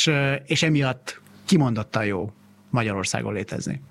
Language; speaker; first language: Hungarian; native; Hungarian